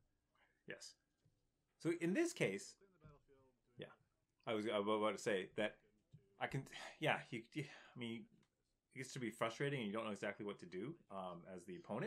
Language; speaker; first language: English; native; English